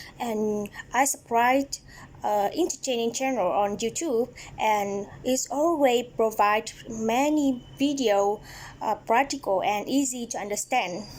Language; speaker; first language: English; non-native, learner; Vietnamese